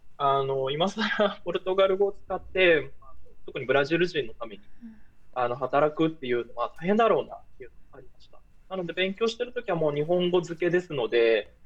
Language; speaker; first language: Japanese; early bilingual, other home language; Portuguese